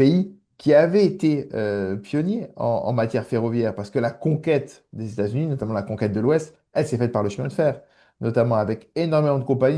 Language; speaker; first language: French; native; French